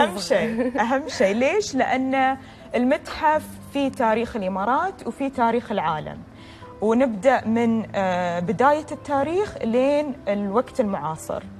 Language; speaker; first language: Arabic; native; Arabic